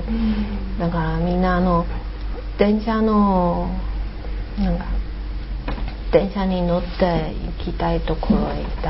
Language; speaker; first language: Japanese; non-native, learner; Chinese